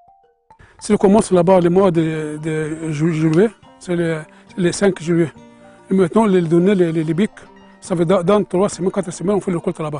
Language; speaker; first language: French; non-native, learner; Arabic